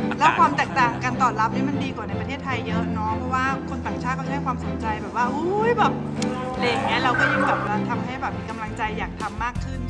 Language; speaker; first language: Thai; native; Thai